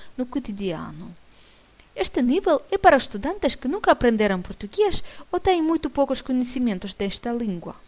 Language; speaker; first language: Portuguese; non-native, fluent; Russian